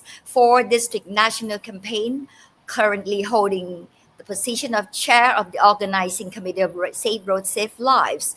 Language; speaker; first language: English; non-native, fluent; Thai